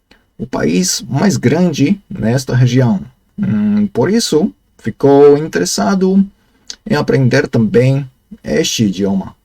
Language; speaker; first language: Portuguese; non-native, learner; Slovak